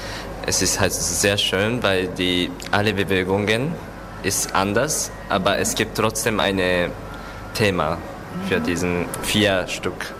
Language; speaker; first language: German; non-native, learner; Japanese